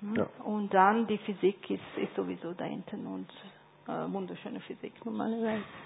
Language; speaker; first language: German; non-native, fluent; Italian